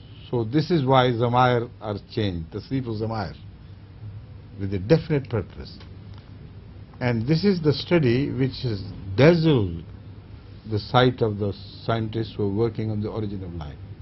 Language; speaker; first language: English; non-native, local second language; Urdu